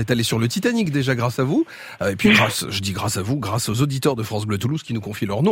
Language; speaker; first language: French; native; French